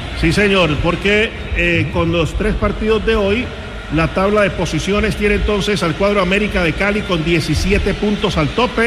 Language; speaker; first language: Spanish; native; Spanish